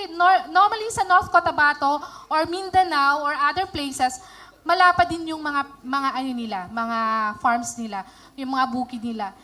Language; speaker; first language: Filipino; native; Filipino